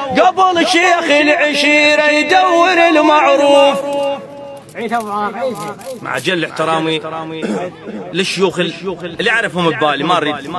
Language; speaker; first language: Arabic; native; Arabic